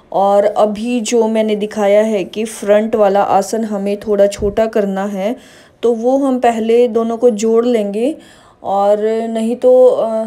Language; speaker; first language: Hindi; native; Hindi